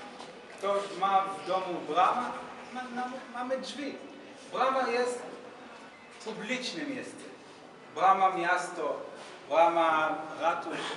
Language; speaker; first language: Polish; non-native, learner; Hebrew